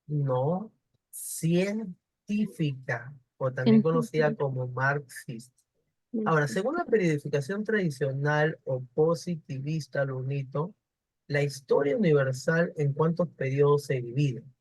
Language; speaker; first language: Spanish; native; Spanish